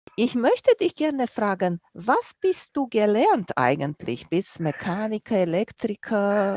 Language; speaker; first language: German; non-native, fluent; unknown